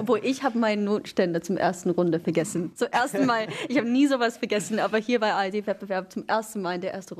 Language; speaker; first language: German; non-native, fluent; English